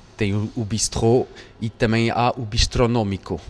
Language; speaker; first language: Portuguese; non-native, fluent; Dutch